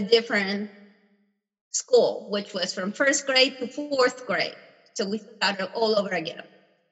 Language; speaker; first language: English; non-native, fluent; Spanish